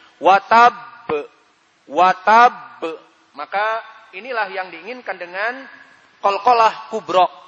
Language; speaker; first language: Indonesian; native; Indonesian